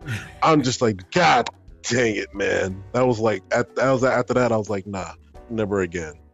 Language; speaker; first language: English; native; English